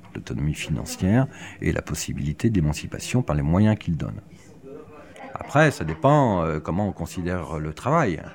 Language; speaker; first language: French; native; French